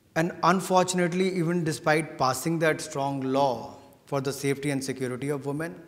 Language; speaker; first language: English; non-native, local second language; Hindi